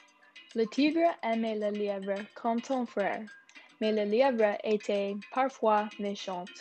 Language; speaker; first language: French; non-native, learner; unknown